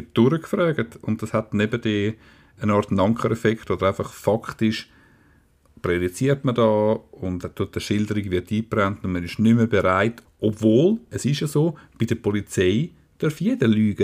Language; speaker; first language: German; native; German